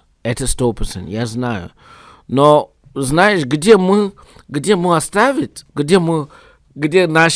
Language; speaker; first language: Russian; non-native, learner; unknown